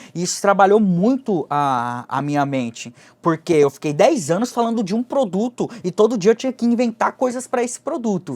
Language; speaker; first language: Portuguese; early bilingual, other home language; Japanese